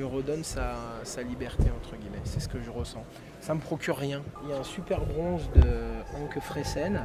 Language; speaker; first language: French; native; French